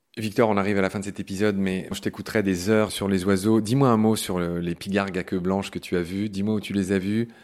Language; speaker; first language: French; native; French